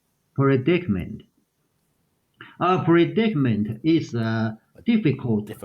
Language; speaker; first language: English; non-native, learner; Chinese